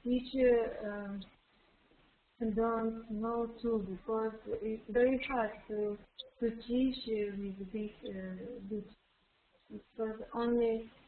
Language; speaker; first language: English; non-native, learner; Russian